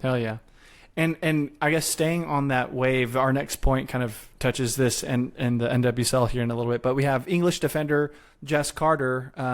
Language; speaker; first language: English; native; English